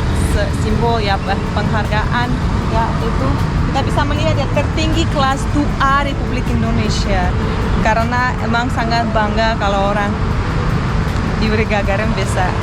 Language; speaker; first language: Indonesian; non-native, fluent; Russian